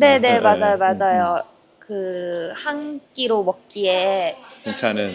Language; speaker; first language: Korean; non-native, fluent; Chinese